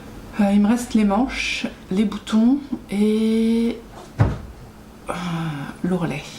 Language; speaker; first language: French; native; French